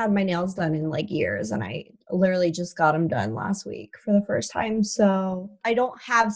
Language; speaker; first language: English; native; English